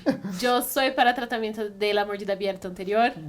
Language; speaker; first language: Spanish; non-native, fluent; Portuguese